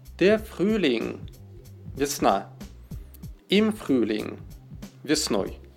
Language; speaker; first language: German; non-native, fluent; Russian